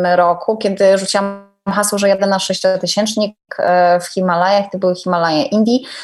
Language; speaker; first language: Polish; native; Polish